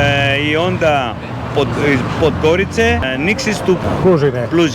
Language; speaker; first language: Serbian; non-native, learner; Greek